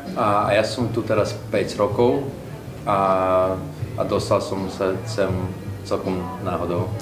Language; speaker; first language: Slovak; non-native, fluent; Russian